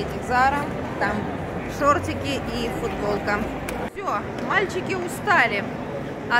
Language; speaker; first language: Russian; native; Russian